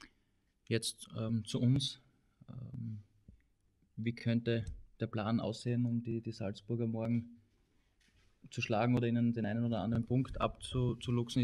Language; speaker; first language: German; native; German